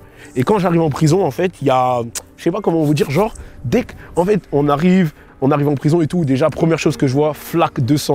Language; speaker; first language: French; native; French